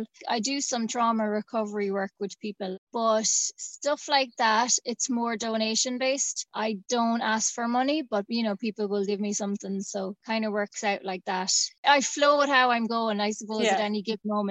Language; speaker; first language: English; native; English